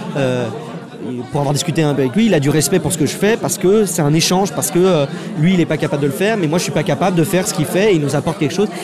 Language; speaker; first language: French; native; French